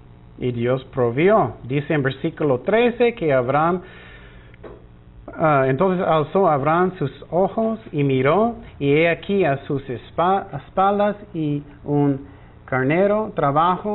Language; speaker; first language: Spanish; non-native, fluent; English